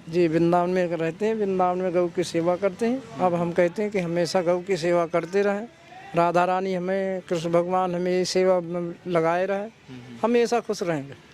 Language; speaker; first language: Hindi; native; Hindi